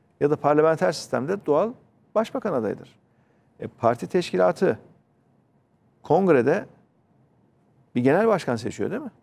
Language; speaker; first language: Turkish; native; Turkish